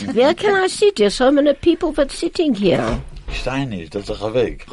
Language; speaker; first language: English; non-native, fluent; Latvian